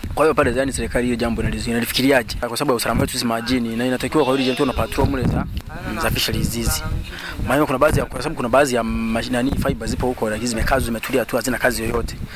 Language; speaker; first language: Swahili; non-native, local second language; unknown